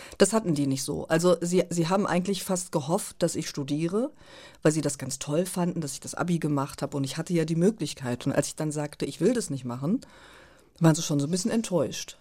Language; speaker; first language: German; native; German